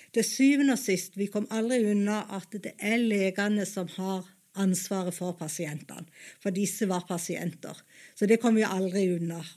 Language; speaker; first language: Norwegian; native; Norwegian